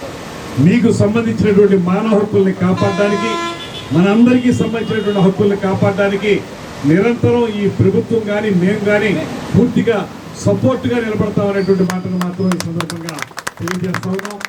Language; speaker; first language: Telugu; native; Telugu